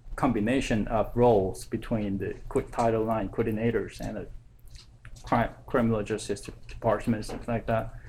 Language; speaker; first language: English; non-native, fluent; Korean